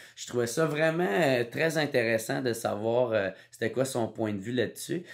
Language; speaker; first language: French; native; French